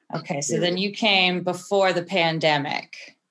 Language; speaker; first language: English; early bilingual, other home language; Portuguese